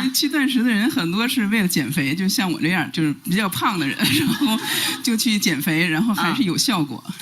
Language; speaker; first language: Chinese; native; Chinese